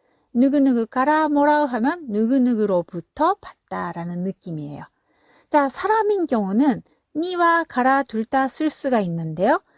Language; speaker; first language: Korean; non-native, fluent; Japanese